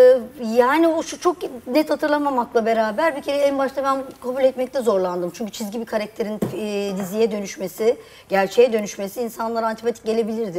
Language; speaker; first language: Turkish; native; Turkish